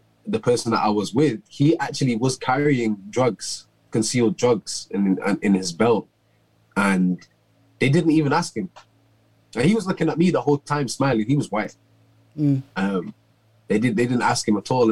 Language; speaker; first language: English; native; English